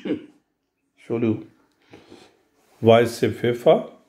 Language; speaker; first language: German; non-native, learner; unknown